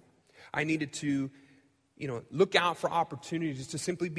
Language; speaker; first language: English; native; English